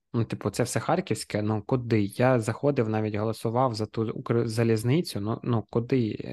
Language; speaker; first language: Ukrainian; non-native, local second language; Russian